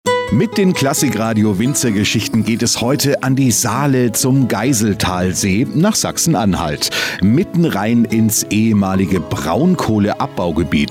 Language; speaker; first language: German; native; German